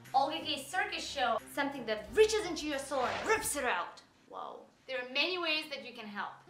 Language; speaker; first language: English; non-native, fluent; Russian